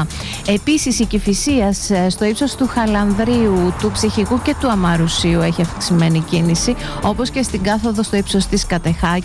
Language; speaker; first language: Greek; native; Greek